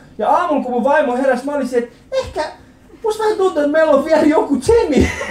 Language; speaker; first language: Finnish; early bilingual, other home language; Persian